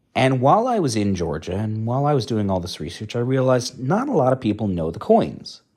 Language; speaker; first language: English; native; English